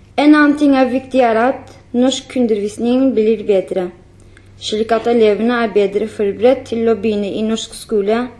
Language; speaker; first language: Norwegian; non-native, fluent; Kurdish